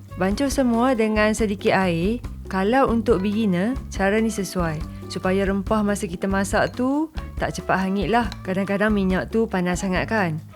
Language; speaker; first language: Malay; native; Malay